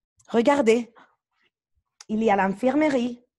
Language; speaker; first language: French; non-native, fluent; Spanish